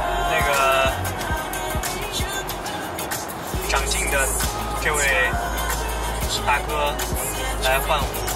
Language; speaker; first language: Chinese; native; Chinese